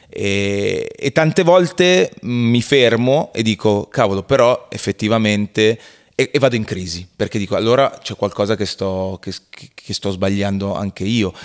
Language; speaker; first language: Italian; native; Italian